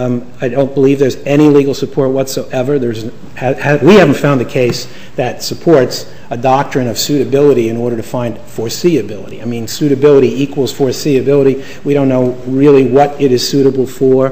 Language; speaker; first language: English; native; English